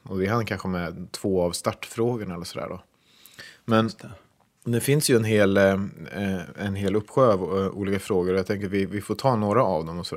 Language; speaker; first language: Swedish; native; Swedish